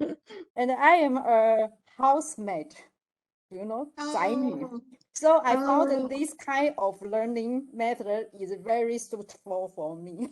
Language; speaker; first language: English; non-native, learner; Chinese